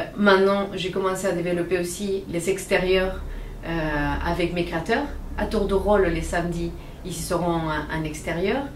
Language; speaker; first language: French; non-native, fluent; Spanish